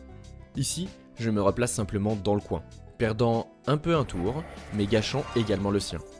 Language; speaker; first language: French; native; French